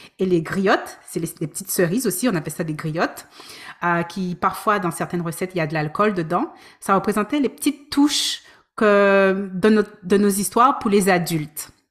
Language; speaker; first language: French; native; French